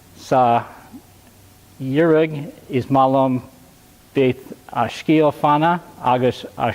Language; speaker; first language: Irish; non-native, learner; English